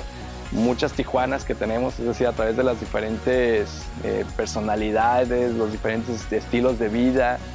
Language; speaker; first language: Spanish; native; Spanish